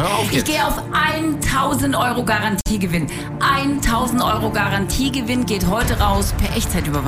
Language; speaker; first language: German; native; German